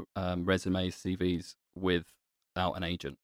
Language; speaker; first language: English; native; English